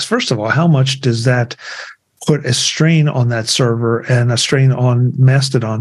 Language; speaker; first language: English; native; English